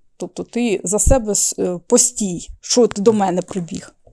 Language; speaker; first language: Ukrainian; native; Ukrainian